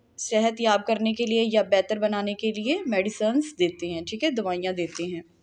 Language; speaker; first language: Urdu; non-native, local second language; Punjabi